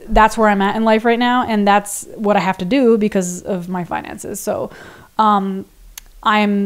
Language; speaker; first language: English; native; English